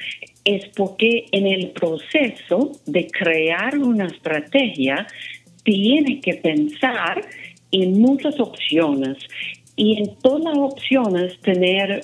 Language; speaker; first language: Spanish; non-native, fluent; English